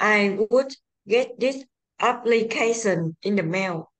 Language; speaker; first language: English; non-native, learner; Vietnamese